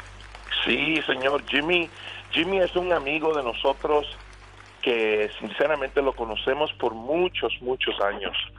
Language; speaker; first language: Spanish; early bilingual, other home language; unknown